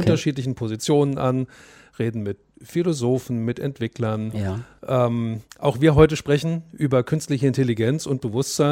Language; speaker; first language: German; native; German